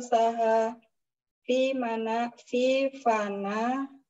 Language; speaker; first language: Arabic; non-native, learner; Indonesian